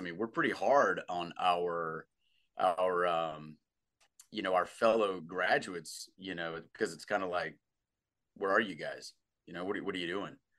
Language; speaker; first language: English; native; English